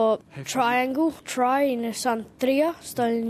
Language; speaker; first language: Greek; early bilingual, heritage; Greek